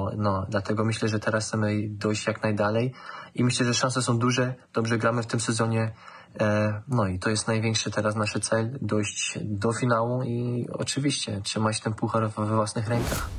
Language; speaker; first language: Polish; early bilingual, heritage; German